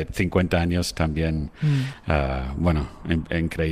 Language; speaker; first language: Spanish; non-native, fluent; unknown